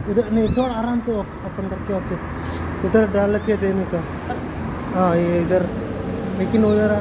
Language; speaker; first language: Hindi; non-native, local second language; Malayalam